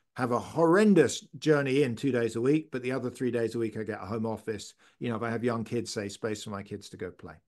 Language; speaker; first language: English; native; English